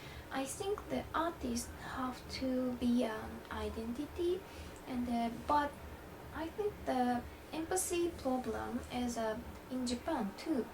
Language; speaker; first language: English; non-native, learner; Japanese